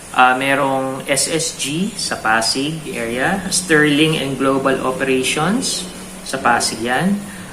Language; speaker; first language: Filipino; native; Filipino